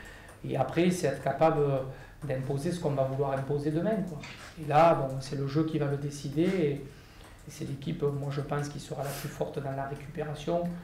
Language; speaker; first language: French; native; French